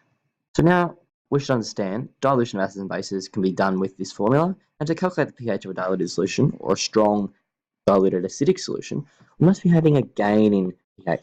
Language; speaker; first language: English; native; English